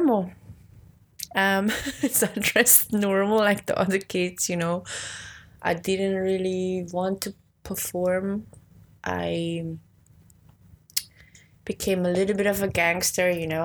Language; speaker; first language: English; non-native, fluent; Swiss German